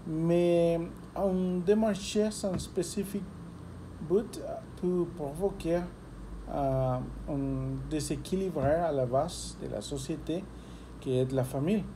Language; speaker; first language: French; non-native, learner; Spanish